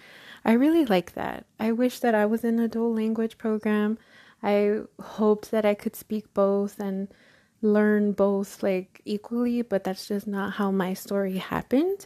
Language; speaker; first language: English; early bilingual, other home language; Spanish